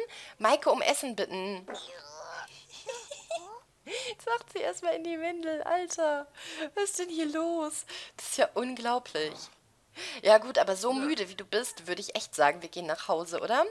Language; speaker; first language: German; native; German